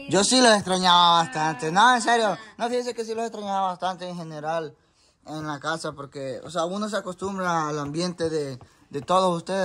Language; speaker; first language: Spanish; native; Spanish